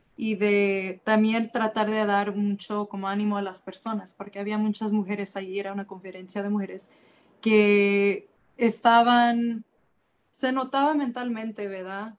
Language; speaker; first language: Spanish; early bilingual, heritage; Spanish